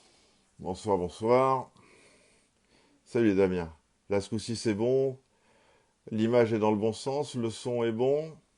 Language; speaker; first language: French; native; French